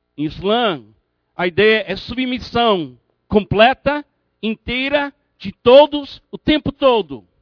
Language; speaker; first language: Portuguese; non-native, fluent; English